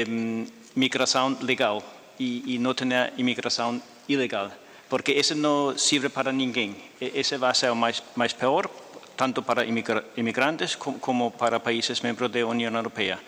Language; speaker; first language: Portuguese; non-native, fluent; Danish